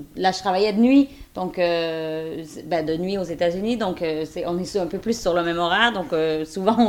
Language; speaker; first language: French; native; French